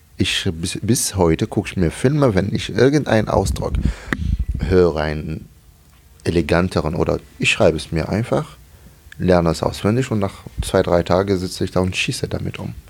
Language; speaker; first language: German; non-native, fluent; Arabic